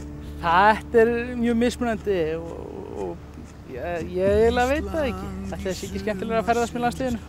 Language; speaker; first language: Icelandic; native; Icelandic